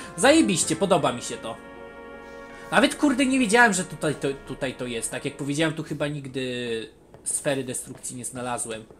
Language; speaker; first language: Polish; native; Polish